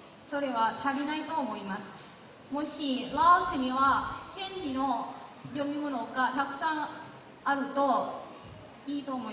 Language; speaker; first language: Japanese; non-native, learner; Lao